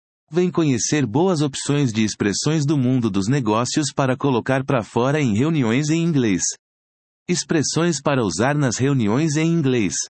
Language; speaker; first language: Portuguese; native; Portuguese